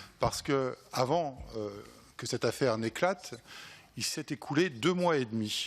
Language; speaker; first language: French; native; French